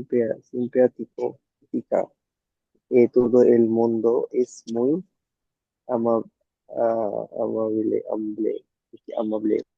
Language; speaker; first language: Spanish; non-native, learner; Bangla